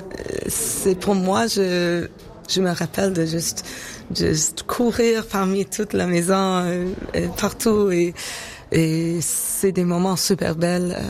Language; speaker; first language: French; non-native, local second language; English